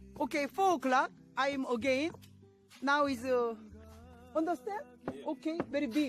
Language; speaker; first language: English; non-native, learner; Korean